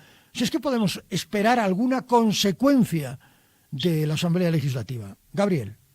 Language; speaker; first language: Spanish; native; Spanish